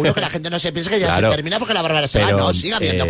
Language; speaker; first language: Spanish; native; Spanish